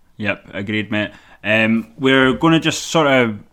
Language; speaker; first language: English; native; English